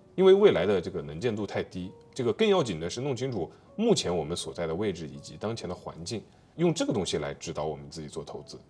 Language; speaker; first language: Chinese; native; Chinese